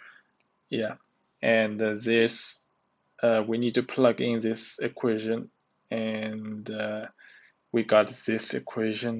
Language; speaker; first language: English; non-native, learner; Chinese